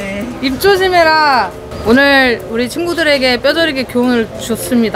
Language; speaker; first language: Korean; native; Korean